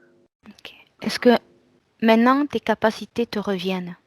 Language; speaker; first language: French; native; French